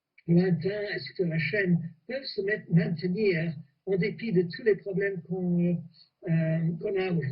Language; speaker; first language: French; non-native, fluent; English